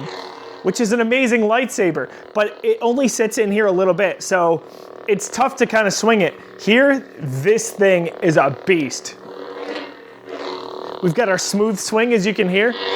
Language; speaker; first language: English; native; English